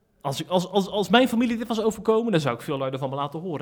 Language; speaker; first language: Dutch; native; Dutch